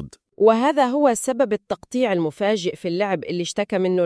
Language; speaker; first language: Arabic; native; Arabic